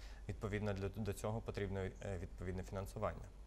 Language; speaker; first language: Ukrainian; native; Ukrainian